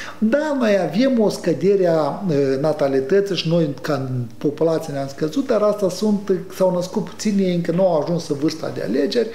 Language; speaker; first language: Romanian; native; Romanian